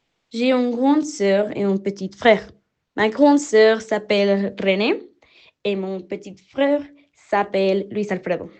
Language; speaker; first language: French; non-native, learner; Spanish